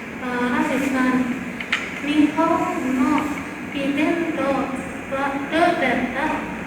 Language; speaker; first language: Japanese; non-native, learner; Indonesian